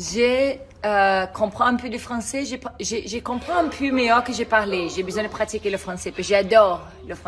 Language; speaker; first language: French; non-native, learner; Portuguese